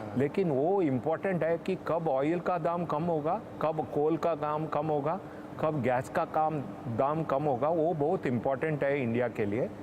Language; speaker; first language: Hindi; non-native, local second language; Tamil